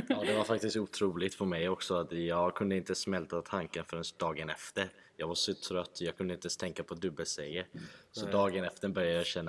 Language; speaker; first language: Swedish; early bilingual, other home language; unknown